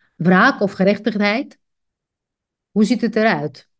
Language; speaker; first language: Dutch; non-native, fluent; Czech